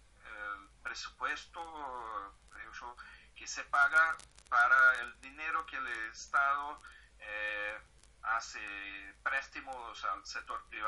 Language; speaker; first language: Spanish; non-native, fluent; Portuguese